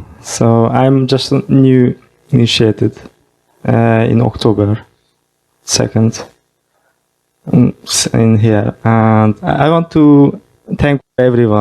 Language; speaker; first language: English; non-native, fluent; Mongolian